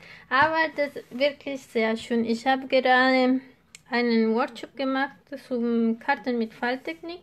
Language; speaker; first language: German; non-native, fluent; Spanish